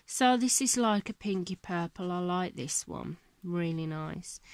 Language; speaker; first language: English; native; English